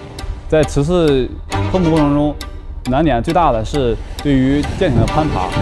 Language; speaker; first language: Chinese; native; Chinese